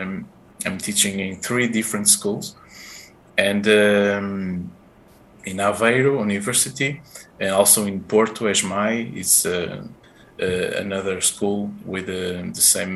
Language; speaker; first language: English; non-native, fluent; Portuguese